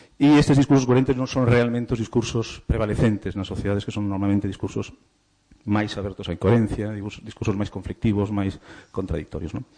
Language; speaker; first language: Galician; native; Galician